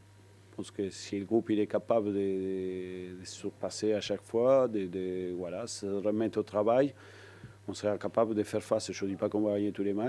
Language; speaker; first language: French; non-native, fluent; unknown